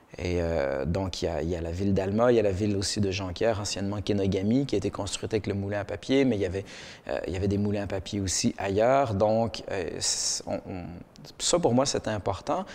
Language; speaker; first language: French; early bilingual, other home language; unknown